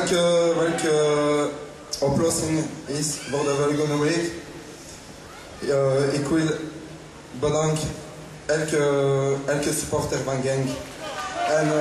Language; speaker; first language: Dutch; non-native, learner; French